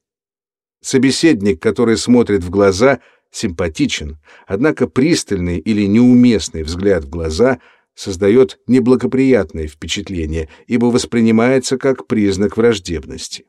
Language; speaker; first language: Russian; native; Russian